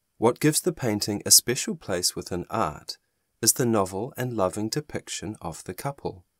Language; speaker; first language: English; non-native, fluent; German